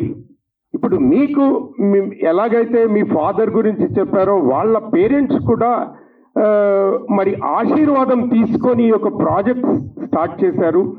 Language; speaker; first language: Telugu; native; Telugu